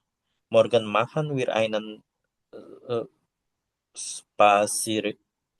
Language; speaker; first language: German; non-native, learner; Indonesian